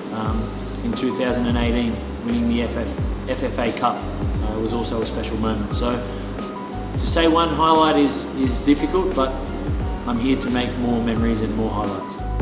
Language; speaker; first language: English; native; English